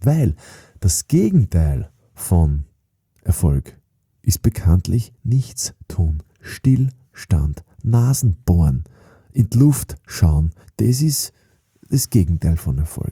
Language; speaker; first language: German; native; German